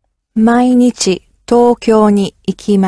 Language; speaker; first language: Japanese; non-native, learner; English